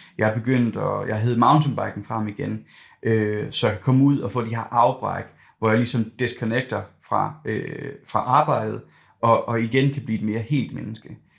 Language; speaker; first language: Danish; native; Danish